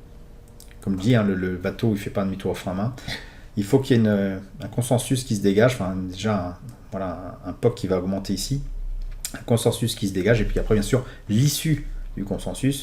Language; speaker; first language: French; native; French